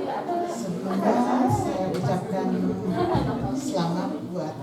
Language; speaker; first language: Indonesian; native; Indonesian